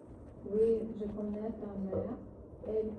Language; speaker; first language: French; non-native, learner; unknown